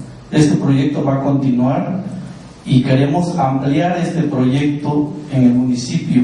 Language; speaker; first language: Spanish; native; Spanish